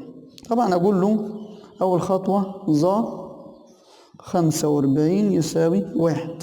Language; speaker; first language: Arabic; native; Arabic